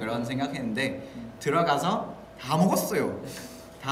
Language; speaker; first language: Korean; non-native, fluent; Vietnamese